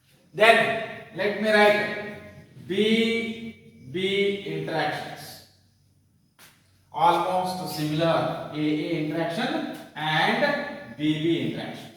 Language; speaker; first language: English; non-native, local second language; Kannada